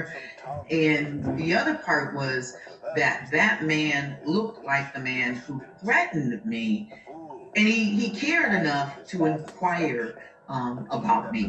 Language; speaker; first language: English; native; English